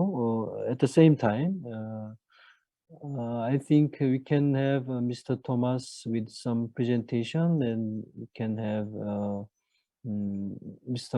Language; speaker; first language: English; non-native, learner; Korean